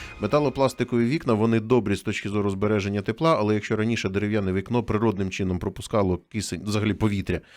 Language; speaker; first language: Ukrainian; native; Ukrainian